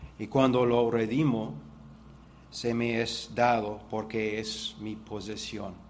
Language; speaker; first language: Spanish; non-native, fluent; English